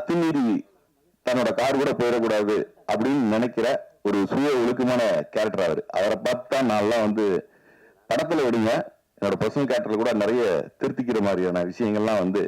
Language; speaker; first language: Tamil; native; Tamil